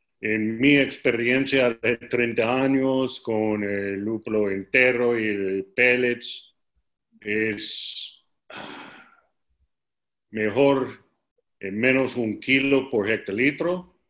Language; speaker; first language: Spanish; non-native, learner; English